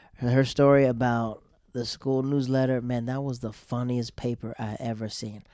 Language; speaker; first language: English; native; English